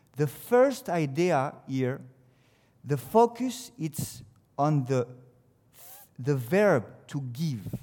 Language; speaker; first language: English; non-native, fluent; French